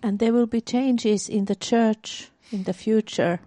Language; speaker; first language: English; non-native, fluent; Finnish